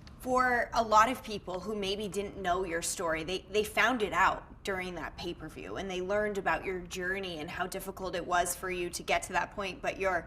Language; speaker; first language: English; native; English